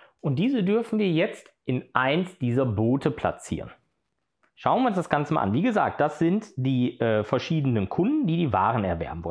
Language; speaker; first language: German; native; German